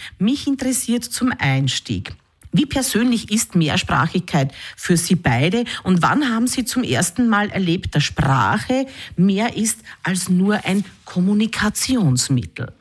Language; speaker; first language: German; native; German